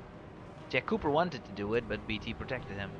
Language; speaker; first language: English; non-native, fluent; Dutch